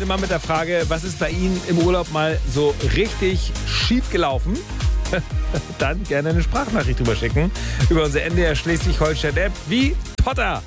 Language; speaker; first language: German; native; German